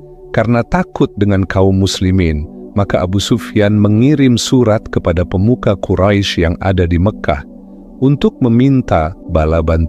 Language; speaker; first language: Indonesian; native; Indonesian